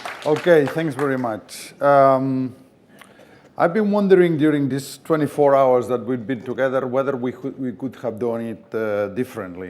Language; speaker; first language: English; non-native, fluent; Catalan